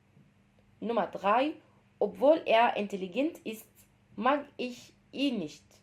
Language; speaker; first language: German; non-native, fluent; Arabic